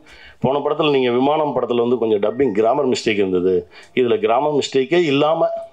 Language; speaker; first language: Tamil; native; Tamil